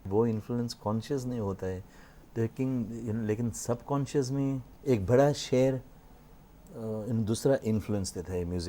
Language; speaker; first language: Hindi; non-native, local second language; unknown